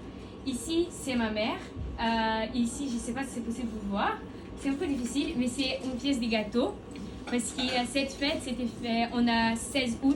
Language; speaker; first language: French; non-native, learner; Portuguese